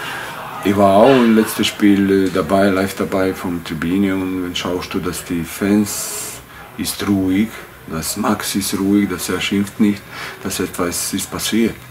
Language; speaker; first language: German; non-native, fluent; Bosnian